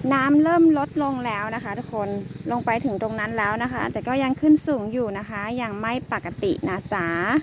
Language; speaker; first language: Thai; native; Thai